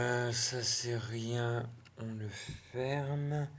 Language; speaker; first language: French; native; French